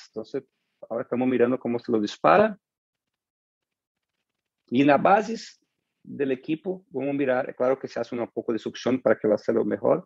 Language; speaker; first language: Spanish; non-native, fluent; Portuguese